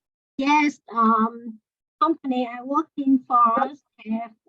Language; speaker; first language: English; non-native, learner; Vietnamese